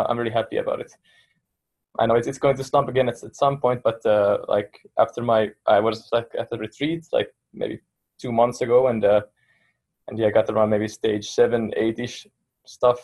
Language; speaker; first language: English; non-native, fluent; Finnish